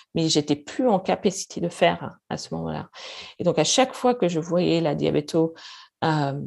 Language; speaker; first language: French; non-native, fluent; English